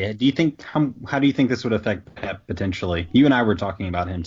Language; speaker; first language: English; native; English